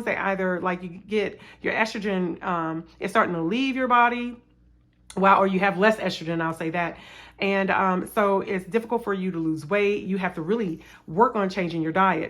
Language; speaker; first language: English; native; English